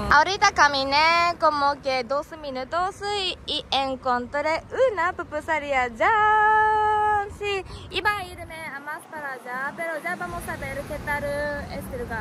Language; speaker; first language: Spanish; non-native, learner; Japanese